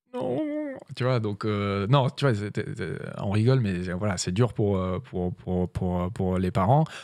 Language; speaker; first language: French; native; French